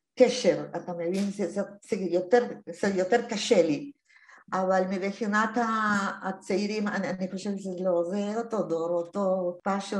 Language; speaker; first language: Hebrew; non-native, fluent; Spanish